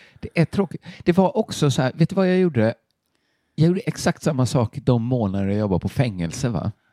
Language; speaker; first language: Swedish; native; Swedish